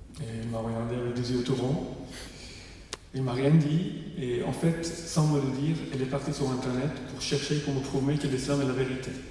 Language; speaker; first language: French; non-native, fluent; Persian